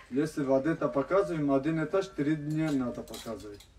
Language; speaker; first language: Russian; non-native, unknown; Turkish